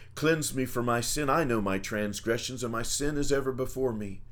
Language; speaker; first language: English; native; English